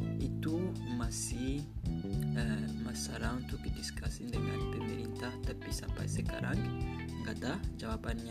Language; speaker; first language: Indonesian; non-native, learner; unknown